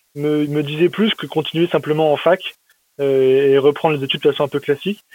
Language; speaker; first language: French; native; French